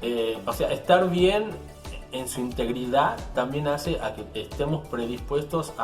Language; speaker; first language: Spanish; native; Spanish